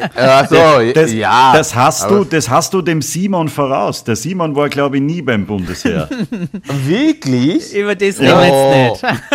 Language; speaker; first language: German; non-native, fluent; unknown